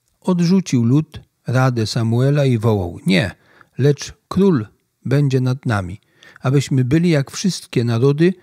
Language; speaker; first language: Polish; native; Polish